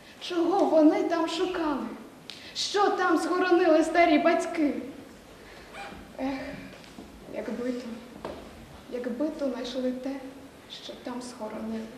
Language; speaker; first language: Ukrainian; native; Ukrainian